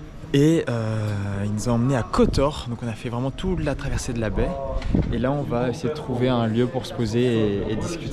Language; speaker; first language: French; native; French